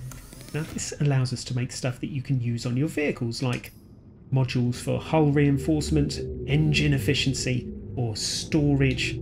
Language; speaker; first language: English; native; English